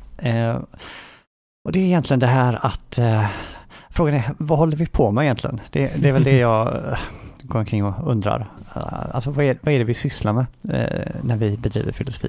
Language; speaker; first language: Swedish; native; Swedish